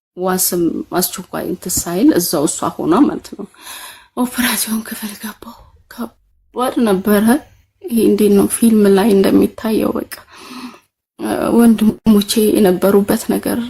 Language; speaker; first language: Amharic; native; Amharic